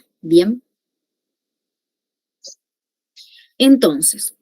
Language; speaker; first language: Spanish; native; Spanish